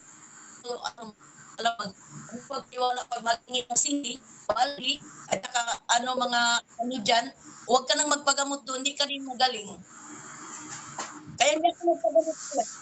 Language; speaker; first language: Filipino; non-native, local second language; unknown